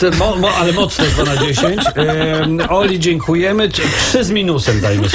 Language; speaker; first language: Polish; native; Polish